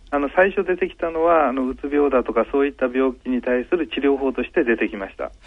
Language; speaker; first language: Japanese; native; Japanese